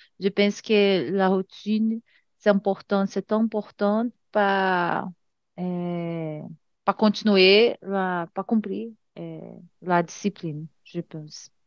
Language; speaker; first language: French; non-native, learner; Portuguese